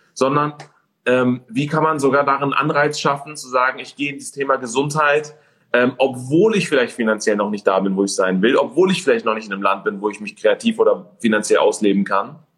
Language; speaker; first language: German; early bilingual, other home language; Persian